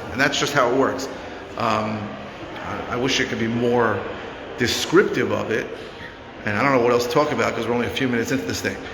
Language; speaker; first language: English; native; English